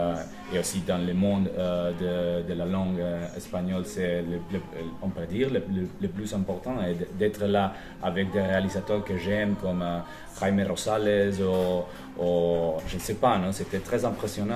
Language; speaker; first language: French; non-native, fluent; Spanish